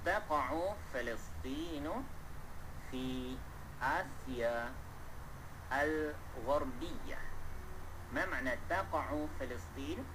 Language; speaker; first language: Arabic; non-native, fluent; Malay